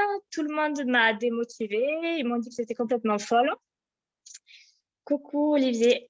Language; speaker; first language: French; native; French